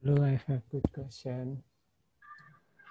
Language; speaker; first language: English; non-native, learner; Indonesian